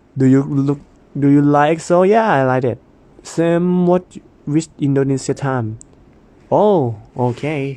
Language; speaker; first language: English; non-native, learner; Thai